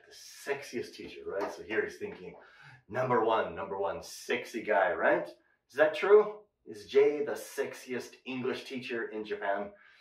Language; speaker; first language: English; native; English